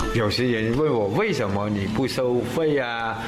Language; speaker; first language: Chinese; native; Chinese